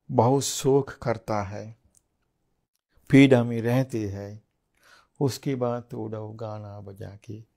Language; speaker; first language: Hindi; non-native, fluent; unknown